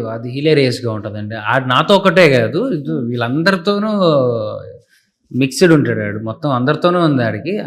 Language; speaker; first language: Telugu; native; Telugu